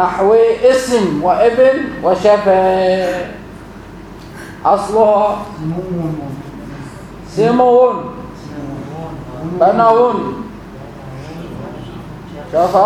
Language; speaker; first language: Arabic; native; Arabic